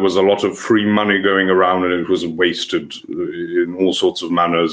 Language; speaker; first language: English; non-native, fluent; Serbian